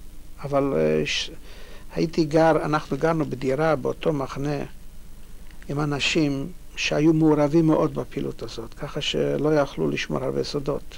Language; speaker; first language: Hebrew; non-native, fluent; Polish